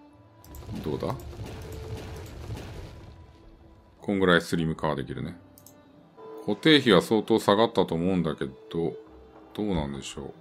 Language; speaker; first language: Japanese; native; Japanese